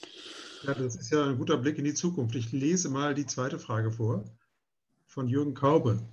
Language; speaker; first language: German; native; German